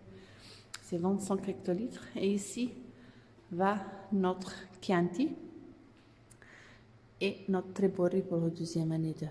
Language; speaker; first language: French; non-native, learner; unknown